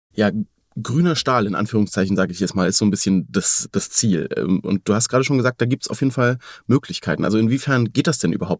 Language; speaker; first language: German; native; German